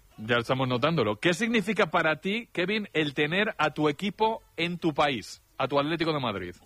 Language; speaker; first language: Spanish; native; Spanish